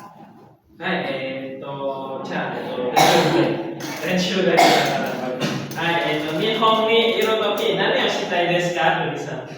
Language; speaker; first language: Japanese; non-native, fluent; Indonesian